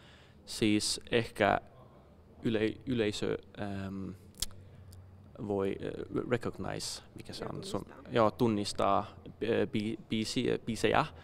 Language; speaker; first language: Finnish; non-native, fluent; Danish